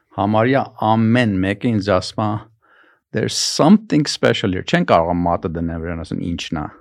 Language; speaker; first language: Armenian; early bilingual, heritage; Armenian